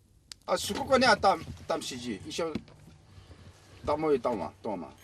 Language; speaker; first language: Russian; non-native, learner; Korean